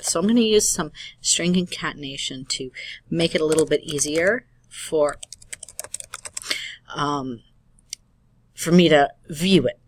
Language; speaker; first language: English; native; English